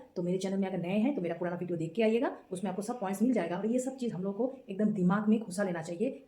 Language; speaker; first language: Hindi; non-native, local second language; Bangla